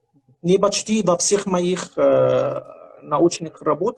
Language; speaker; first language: Russian; non-native, fluent; Arabic